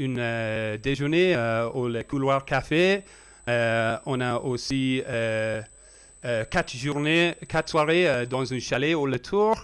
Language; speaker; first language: French; non-native, learner; English